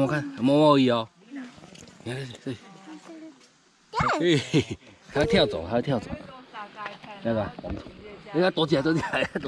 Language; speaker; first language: Chinese; native; Chinese